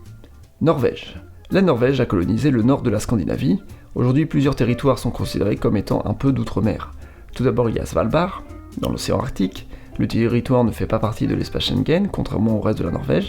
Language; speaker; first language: French; native; French